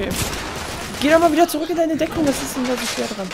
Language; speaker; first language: German; native; German